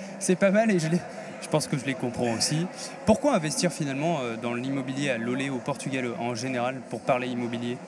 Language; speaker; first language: French; native; French